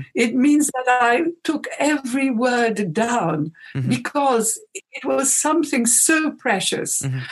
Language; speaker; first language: English; non-native, fluent; Arabic